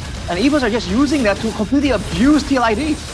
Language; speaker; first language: English; native; English